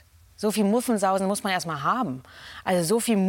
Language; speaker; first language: German; native; German